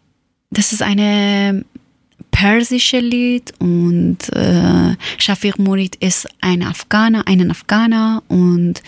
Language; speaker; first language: German; non-native, learner; Persian